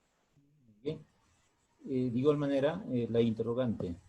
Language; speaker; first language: Spanish; native; Spanish